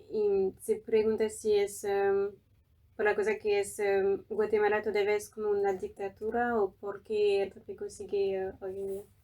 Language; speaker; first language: Spanish; non-native, fluent; French